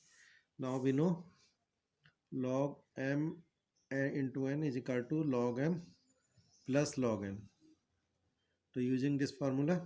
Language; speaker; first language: English; non-native, local second language; Hindi